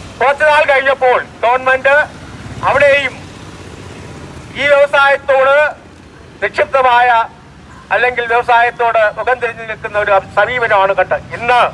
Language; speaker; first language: Malayalam; native; Malayalam